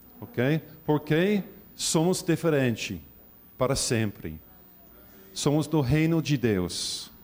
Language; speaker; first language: Portuguese; non-native, learner; English